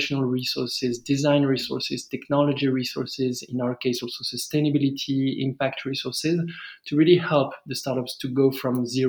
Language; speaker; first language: English; non-native, fluent; French